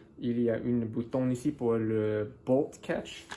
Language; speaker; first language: French; non-native, learner; English